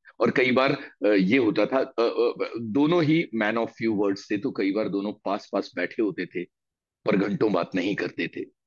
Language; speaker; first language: Hindi; native; Hindi